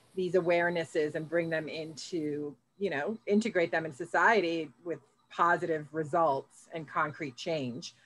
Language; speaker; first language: English; native; English